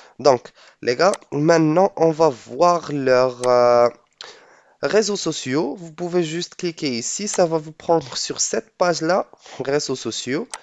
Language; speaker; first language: French; non-native, local second language; Arabic